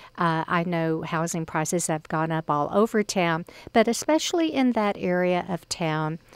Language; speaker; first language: English; native; English